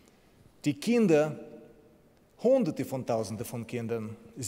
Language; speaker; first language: German; non-native, fluent; Ukrainian